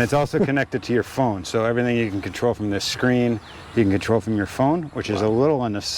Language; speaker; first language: English; native; English